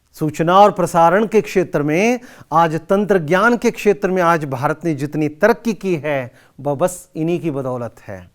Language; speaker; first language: Hindi; non-native, local second language; Kannada